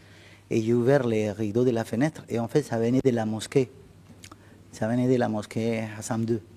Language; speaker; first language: French; non-native, fluent; Spanish